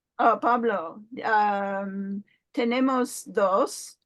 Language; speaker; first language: Spanish; non-native, learner; English